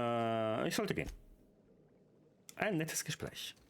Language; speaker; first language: German; native; German